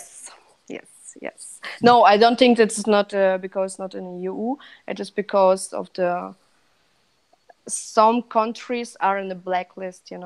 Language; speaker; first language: English; non-native, fluent; Russian